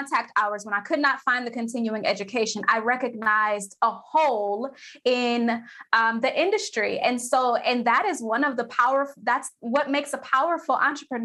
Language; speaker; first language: English; native; English